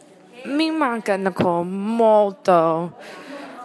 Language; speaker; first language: Italian; non-native, learner; English